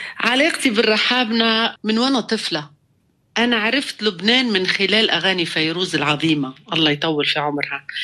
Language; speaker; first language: Arabic; native; Arabic